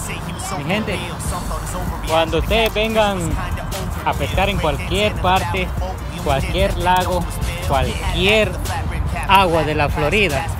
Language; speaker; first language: Spanish; early bilingual, heritage; Spanish